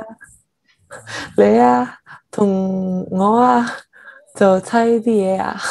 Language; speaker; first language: Cantonese; non-native, learner; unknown